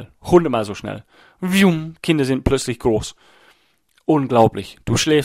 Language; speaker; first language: German; non-native, fluent; English